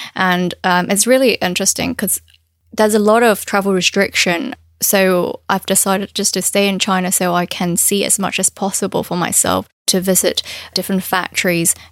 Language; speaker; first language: English; non-native, fluent; Chinese